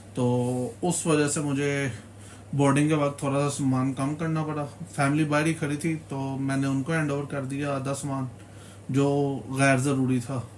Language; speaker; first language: Urdu; non-native, local second language; Punjabi